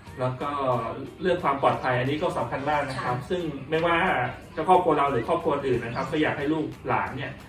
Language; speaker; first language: Thai; native; Thai